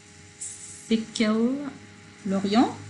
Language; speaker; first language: French; non-native, fluent; Arabic